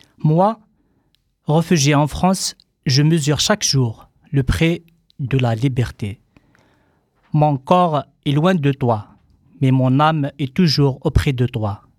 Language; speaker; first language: French; non-native, local second language; Kabyle